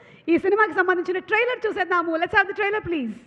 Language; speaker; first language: Telugu; native; Telugu